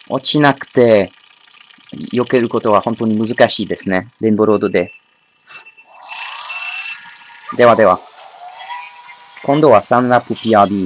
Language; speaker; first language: Japanese; non-native, learner; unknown